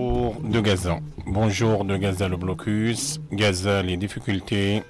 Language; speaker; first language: French; non-native, local second language; Arabic